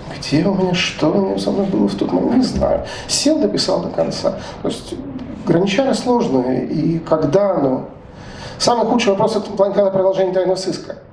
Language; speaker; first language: Russian; native; Russian